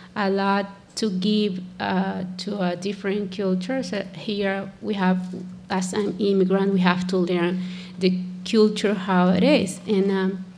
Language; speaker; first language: English; non-native, fluent; Spanish